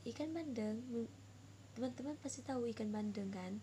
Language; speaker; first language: Indonesian; non-native, local second language; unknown